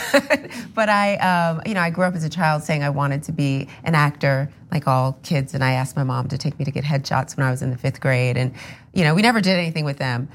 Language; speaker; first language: English; native; English